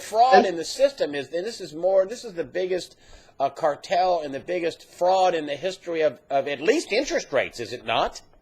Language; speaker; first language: English; native; English